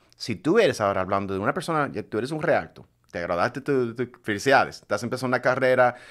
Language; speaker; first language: Spanish; native; Spanish